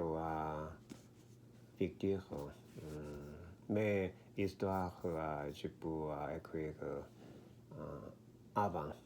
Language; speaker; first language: French; non-native, learner; Korean